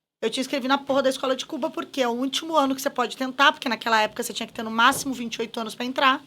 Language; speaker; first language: Portuguese; native; Portuguese